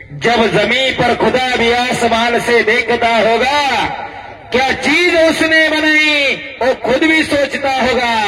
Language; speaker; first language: Hindi; non-native, local second language; Marathi